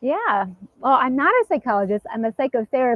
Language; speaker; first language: English; native; English